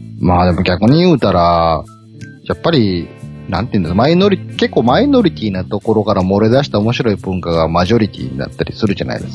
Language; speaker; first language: Japanese; native; Japanese